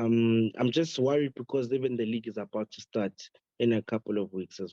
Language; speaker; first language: English; non-native, local second language; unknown